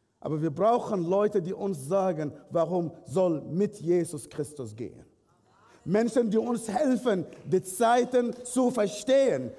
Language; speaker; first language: German; non-native, fluent; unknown